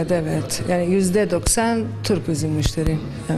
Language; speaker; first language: Turkish; non-native, local second language; Arabic